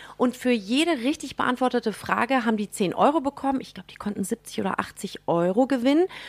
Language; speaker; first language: German; native; German